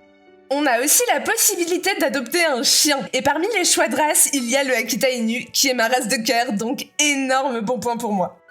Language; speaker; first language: French; native; French